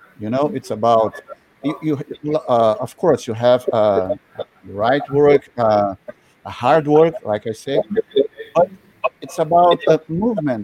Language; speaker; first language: English; non-native, learner; Portuguese